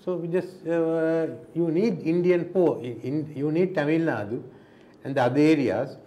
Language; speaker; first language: English; non-native, local second language; Sinhala